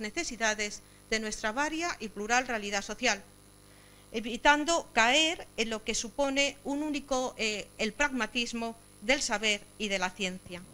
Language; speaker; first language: Spanish; native; Spanish